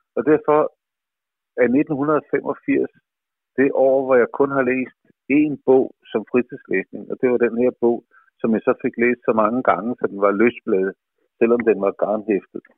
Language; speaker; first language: Danish; native; Danish